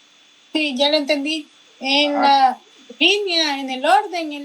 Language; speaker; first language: Spanish; native; Spanish